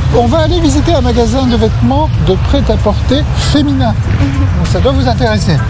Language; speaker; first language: French; native; French